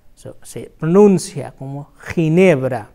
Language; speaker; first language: Spanish; non-native, fluent; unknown